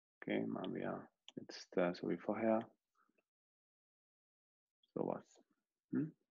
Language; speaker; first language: German; non-native, fluent; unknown